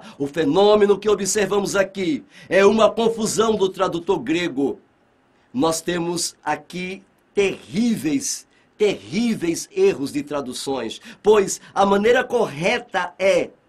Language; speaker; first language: Portuguese; native; Portuguese